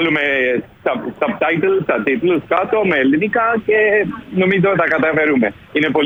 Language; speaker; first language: Greek; non-native, learner; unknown